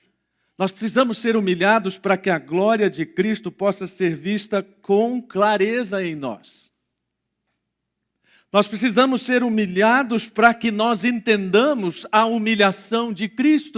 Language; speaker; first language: Portuguese; native; Portuguese